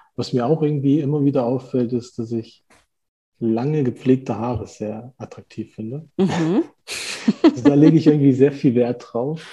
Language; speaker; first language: German; native; German